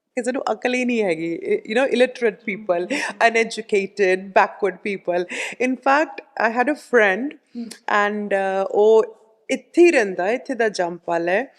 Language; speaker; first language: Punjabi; early bilingual, heritage; Punjabi